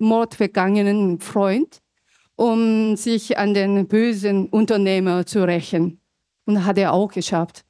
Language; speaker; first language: German; non-native, fluent; Korean